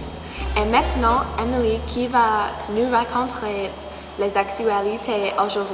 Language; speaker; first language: French; non-native, learner; English